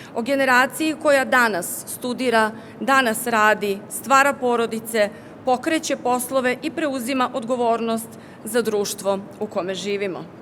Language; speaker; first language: Serbian; native; Serbian